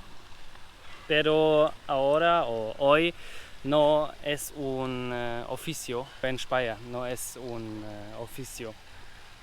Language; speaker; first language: Spanish; non-native, learner; German